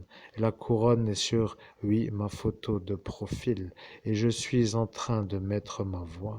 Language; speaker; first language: French; native; French